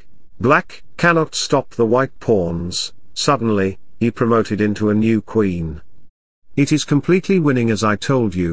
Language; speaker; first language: English; non-native, local second language; Hindi